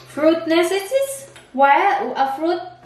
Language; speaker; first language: English; non-native, learner; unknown